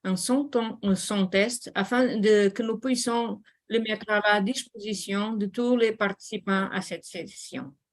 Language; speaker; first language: French; non-native, learner; Portuguese